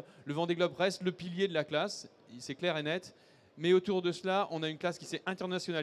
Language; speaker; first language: French; native; French